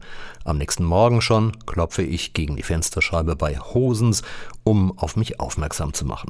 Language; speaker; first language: German; native; German